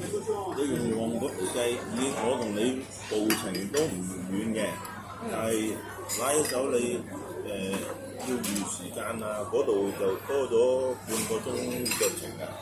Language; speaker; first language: Cantonese; native; Cantonese